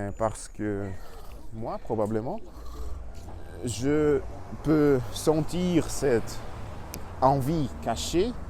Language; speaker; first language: French; non-native, learner; Russian